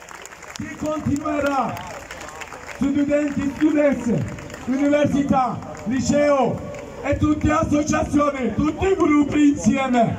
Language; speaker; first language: Italian; non-native, learner; Kurdish